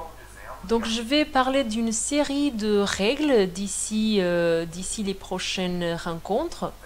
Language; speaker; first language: French; non-native, fluent; Portuguese